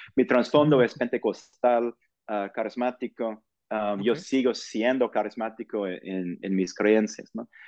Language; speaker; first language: Spanish; non-native, fluent; English